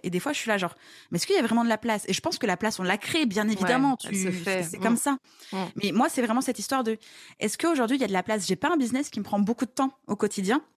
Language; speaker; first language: French; native; French